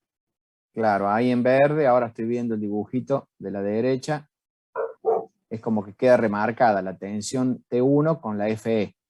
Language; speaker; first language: Spanish; native; Spanish